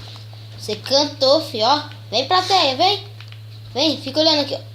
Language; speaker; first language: Portuguese; native; Portuguese